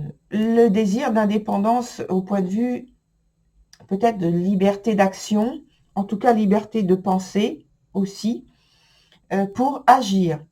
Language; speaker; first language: French; native; French